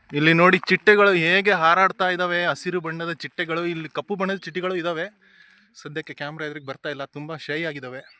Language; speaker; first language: Kannada; native; Kannada